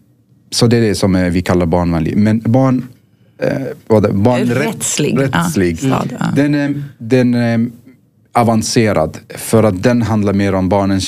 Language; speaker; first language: Swedish; non-native, fluent; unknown